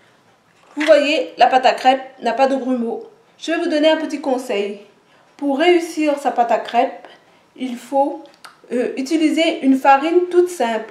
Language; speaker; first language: French; native; French